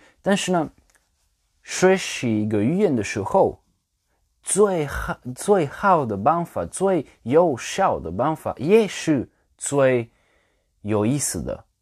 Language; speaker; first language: Chinese; non-native, learner; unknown